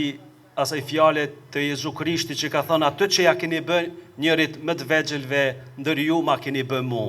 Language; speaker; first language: Albanian; native; Albanian